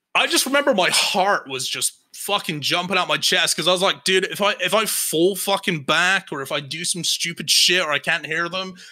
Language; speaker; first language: English; native; English